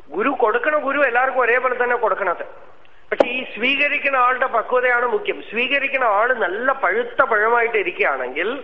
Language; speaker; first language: Malayalam; native; Malayalam